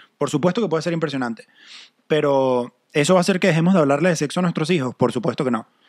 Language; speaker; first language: Spanish; native; Spanish